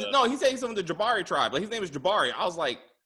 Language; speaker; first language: English; native; English